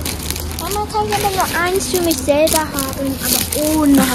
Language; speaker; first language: German; early bilingual, other home language; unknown